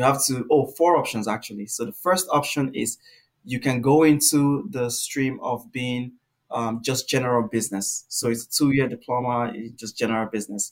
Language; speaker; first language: English; non-native, local second language; Igbo